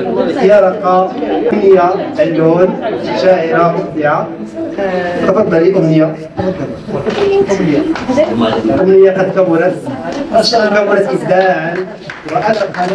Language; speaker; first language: Arabic; native; Arabic